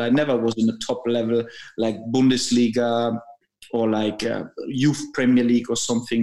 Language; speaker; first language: English; non-native, fluent; German